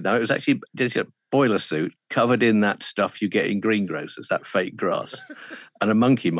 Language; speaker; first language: English; native; English